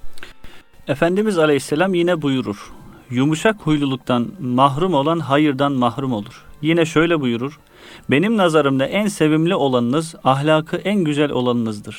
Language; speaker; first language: Turkish; native; Turkish